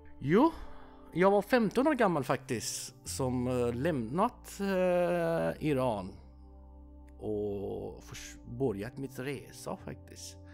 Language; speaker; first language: Swedish; non-native, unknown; Persian